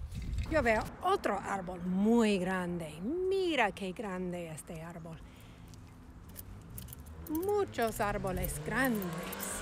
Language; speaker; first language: Spanish; non-native, fluent; English